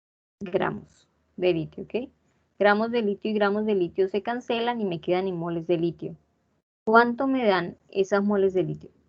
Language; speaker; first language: Spanish; native; Spanish